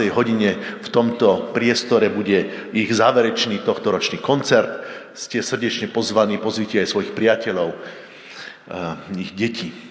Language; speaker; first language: Slovak; native; Slovak